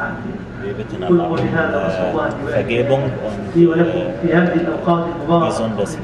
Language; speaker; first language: German; non-native, fluent; Arabic